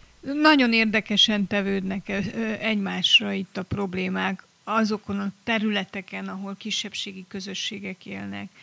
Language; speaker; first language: Hungarian; native; Hungarian